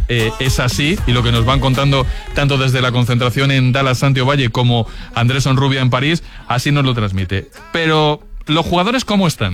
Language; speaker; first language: Spanish; native; Spanish